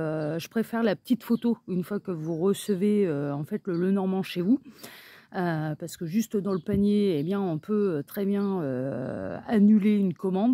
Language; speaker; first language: French; native; French